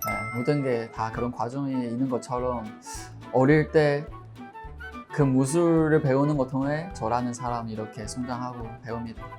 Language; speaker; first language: Korean; non-native, fluent; Chinese